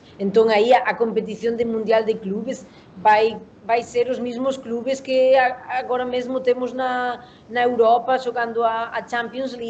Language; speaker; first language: Portuguese; non-native, learner; Spanish